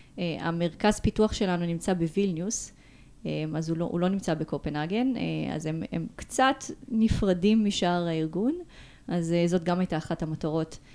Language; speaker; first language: Hebrew; early bilingual, other home language; Russian